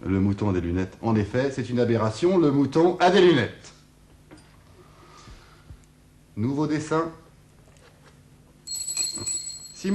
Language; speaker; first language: French; native; French